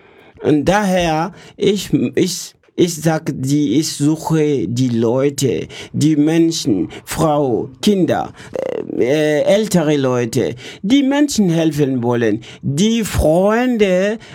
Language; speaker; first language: German; non-native, learner; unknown